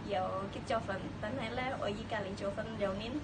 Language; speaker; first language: Cantonese; non-native, learner; Indonesian